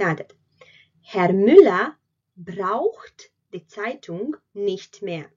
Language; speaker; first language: German; non-native, fluent; Latvian